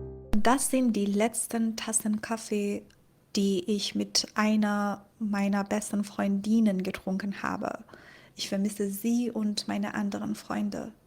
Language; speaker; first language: German; non-native, fluent; Persian